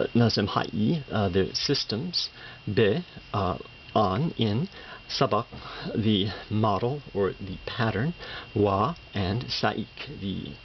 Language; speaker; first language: English; native; English